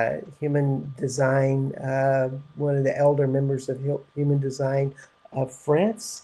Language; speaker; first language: English; native; English